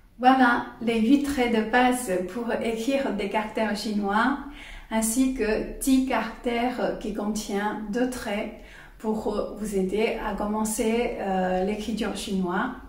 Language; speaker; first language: French; non-native, fluent; Chinese